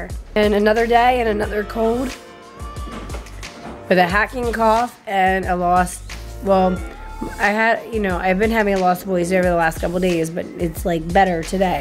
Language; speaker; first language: English; native; English